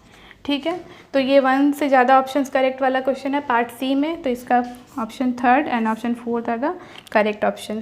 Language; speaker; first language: Hindi; native; Hindi